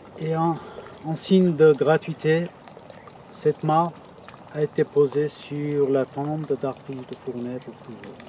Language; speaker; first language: French; non-native, fluent; Armenian